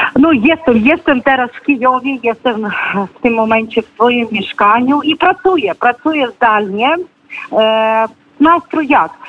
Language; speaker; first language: Polish; non-native, fluent; Ukrainian